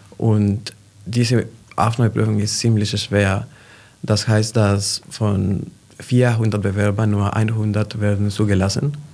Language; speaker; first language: German; non-native, fluent; Spanish